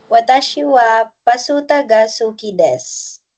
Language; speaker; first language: Japanese; non-native, learner; Filipino